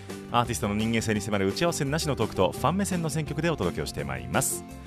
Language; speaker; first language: Japanese; native; Japanese